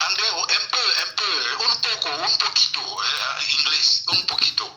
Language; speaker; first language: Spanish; non-native, learner; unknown